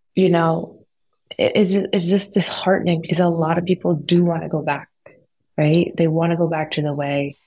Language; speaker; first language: English; native; English